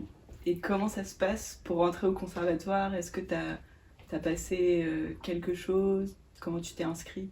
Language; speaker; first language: French; native; French